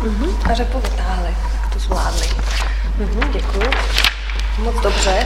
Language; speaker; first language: Czech; non-native, fluent; German